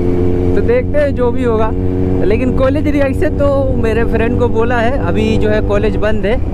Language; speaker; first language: Hindi; native; Hindi